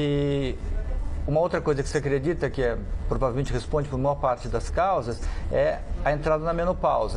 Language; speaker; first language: Portuguese; native; Portuguese